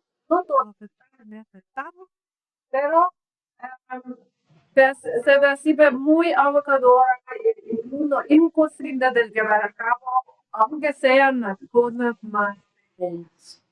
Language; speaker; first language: Spanish; non-native, learner; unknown